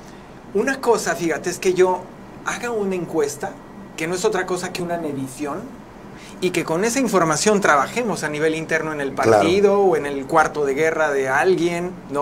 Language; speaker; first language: Spanish; native; Spanish